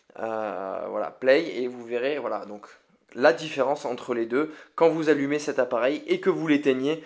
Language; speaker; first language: French; native; French